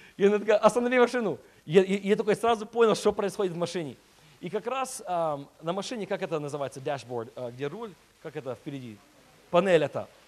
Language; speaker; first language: Russian; early bilingual, heritage; Russian